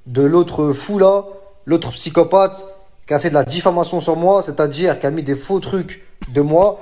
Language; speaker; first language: French; native; French